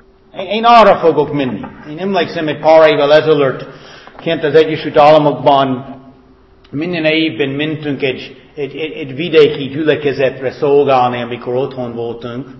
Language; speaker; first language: Hungarian; non-native, fluent; English